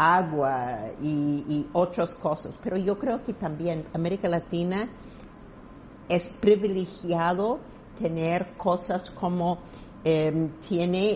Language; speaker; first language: Spanish; non-native, fluent; English